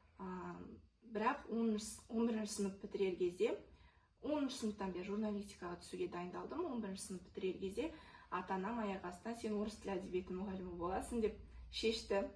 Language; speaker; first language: Kazakh; non-native, local second language; Russian